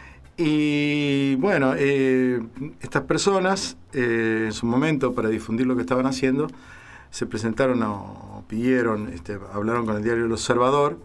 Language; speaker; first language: Spanish; native; Spanish